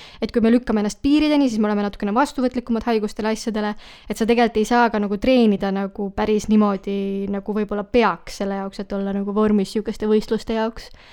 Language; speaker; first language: Estonian; native; Estonian